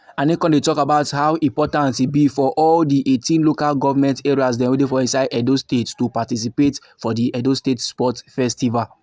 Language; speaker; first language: Nigerian Pidgin; native; Nigerian Pidgin